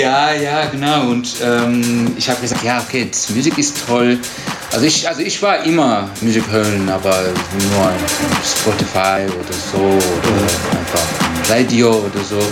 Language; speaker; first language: German; non-native, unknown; Turkish